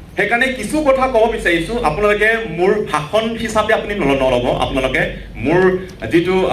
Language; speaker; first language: Assamese; non-native, local second language; Karbi